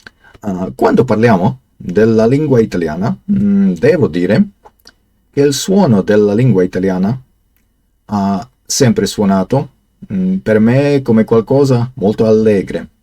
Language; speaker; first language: Italian; non-native, fluent; Slovak